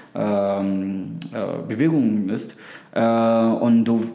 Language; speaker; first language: German; non-native, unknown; Arabic